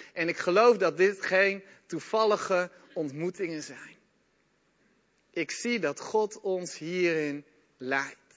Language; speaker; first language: Dutch; native; Dutch